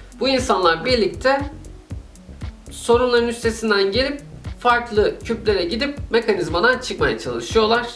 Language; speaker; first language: Turkish; native; Turkish